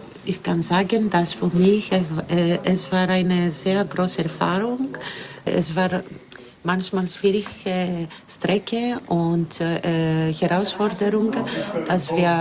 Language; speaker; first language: German; non-native, learner; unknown